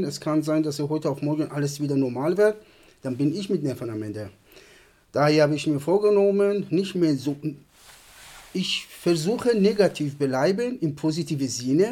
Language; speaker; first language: German; non-native, fluent; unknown